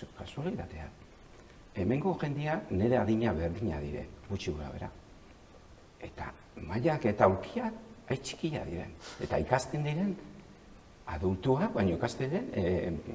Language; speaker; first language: Basque; non-native, local second language; Spanish